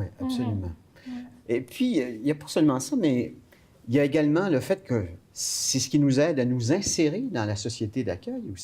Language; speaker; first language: French; native; French